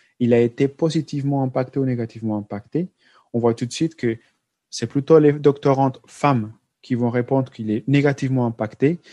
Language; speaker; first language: French; non-native, fluent; Spanish